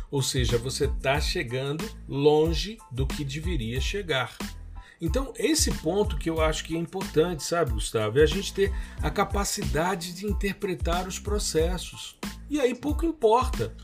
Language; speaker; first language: Portuguese; native; Portuguese